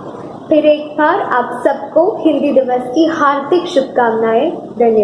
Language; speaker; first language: Hindi; non-native, local second language; Malayalam